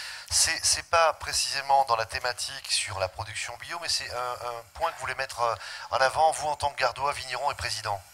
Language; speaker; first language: French; native; French